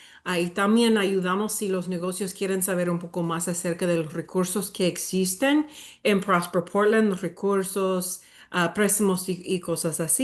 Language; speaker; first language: Spanish; early bilingual, heritage; Spanish